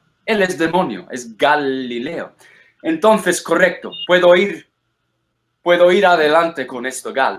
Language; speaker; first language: Spanish; non-native, fluent; English